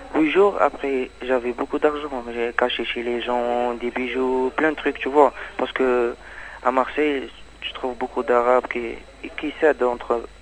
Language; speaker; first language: French; non-native, learner; Arabic